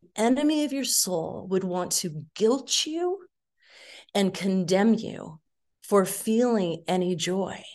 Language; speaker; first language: English; native; English